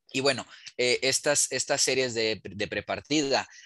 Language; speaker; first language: Spanish; native; Spanish